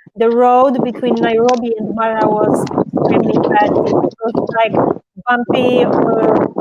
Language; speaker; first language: English; non-native, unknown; Polish